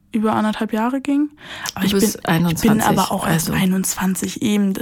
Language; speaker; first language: German; native; German